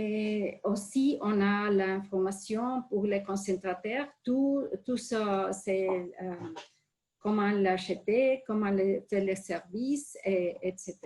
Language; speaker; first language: French; non-native, fluent; Spanish